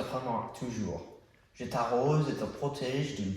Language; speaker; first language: French; non-native, learner; English